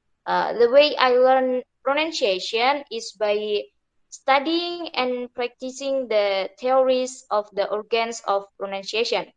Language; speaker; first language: English; non-native, learner; Indonesian